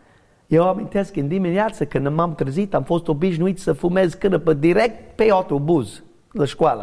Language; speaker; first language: Romanian; non-native, learner; English